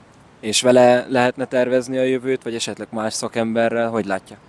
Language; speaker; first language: Hungarian; native; Hungarian